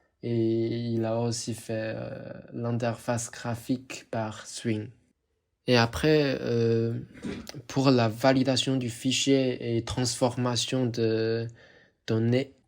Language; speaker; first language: French; non-native, fluent; Chinese